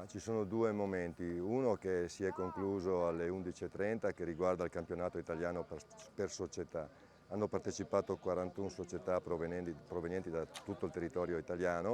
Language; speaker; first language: Italian; native; Italian